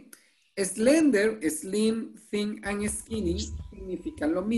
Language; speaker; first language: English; non-native, fluent; Spanish